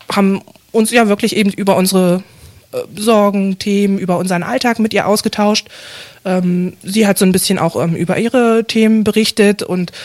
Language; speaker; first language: German; native; German